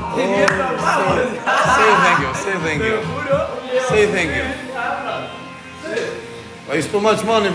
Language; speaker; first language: English; non-native, learner; Albanian